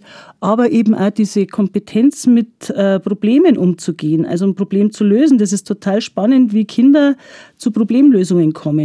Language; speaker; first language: German; native; German